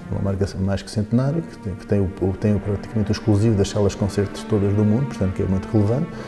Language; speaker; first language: Portuguese; native; Portuguese